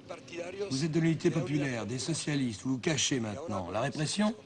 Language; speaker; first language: French; native; French